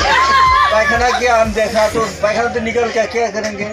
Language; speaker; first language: Hindi; non-native, local second language; Bodo